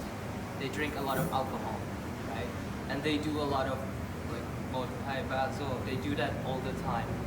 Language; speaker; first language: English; non-native, fluent; Vietnamese